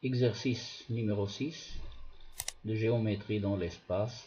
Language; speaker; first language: French; non-native, local second language; Arabic